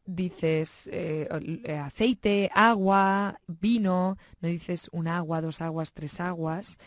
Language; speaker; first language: Spanish; native; Spanish